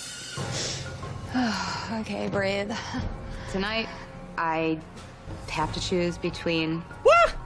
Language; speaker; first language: English; native; English